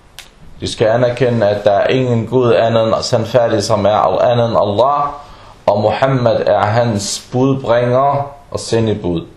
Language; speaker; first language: Danish; non-native, fluent; Arabic